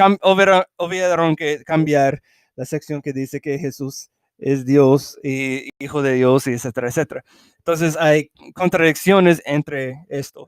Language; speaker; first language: Spanish; early bilingual, heritage; English